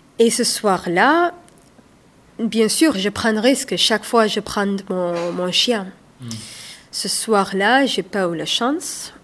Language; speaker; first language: French; non-native, learner; Somali